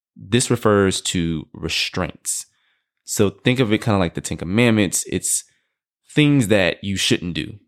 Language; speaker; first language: English; native; English